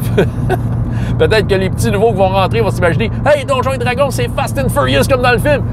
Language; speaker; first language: French; native; French